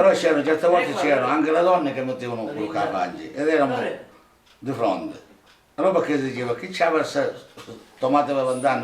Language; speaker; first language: Italian; non-native, local second language; Sicilian